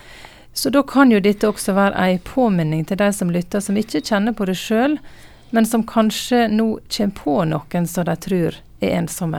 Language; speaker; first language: Norwegian; native; Norwegian